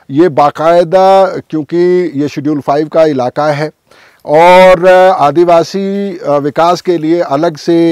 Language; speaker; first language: Hindi; native; Hindi